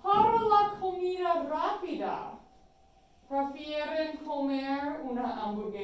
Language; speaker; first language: Spanish; non-native, fluent; English